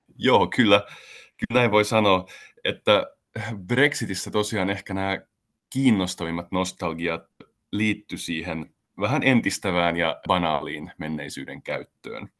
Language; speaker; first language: Finnish; native; Finnish